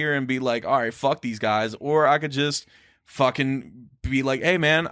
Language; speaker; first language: English; native; English